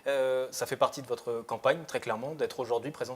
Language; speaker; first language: French; native; French